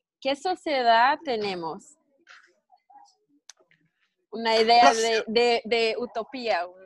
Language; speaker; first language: Spanish; non-native, learner; Portuguese